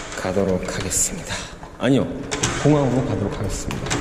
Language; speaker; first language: Korean; native; Korean